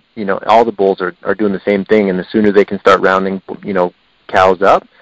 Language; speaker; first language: English; native; English